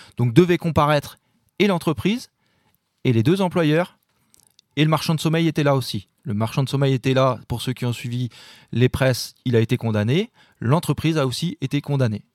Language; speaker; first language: French; native; French